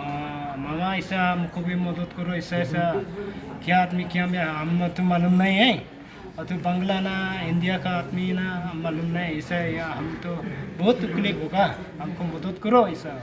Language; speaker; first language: Hindi; non-native, local second language; Khasi